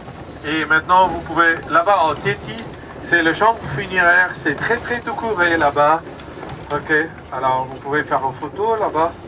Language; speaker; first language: French; non-native, fluent; Arabic